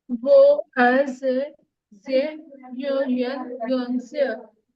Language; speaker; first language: Chinese; non-native, learner; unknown